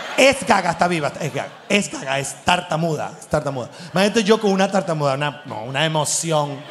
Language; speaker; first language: Spanish; native; Spanish